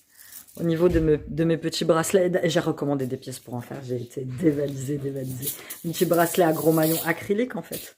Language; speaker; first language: French; native; French